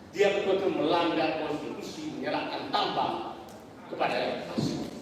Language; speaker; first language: Indonesian; non-native, local second language; Buginese